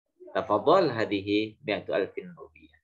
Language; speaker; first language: Arabic; non-native, fluent; Indonesian